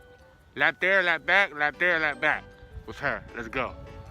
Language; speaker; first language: English; native; English